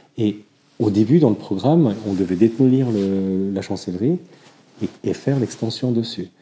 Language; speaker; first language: French; early bilingual, other home language; Korean